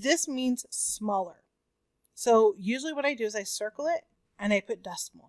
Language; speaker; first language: English; native; English